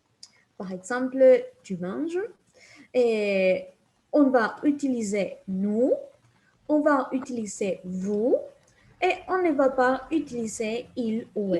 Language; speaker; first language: French; non-native, fluent; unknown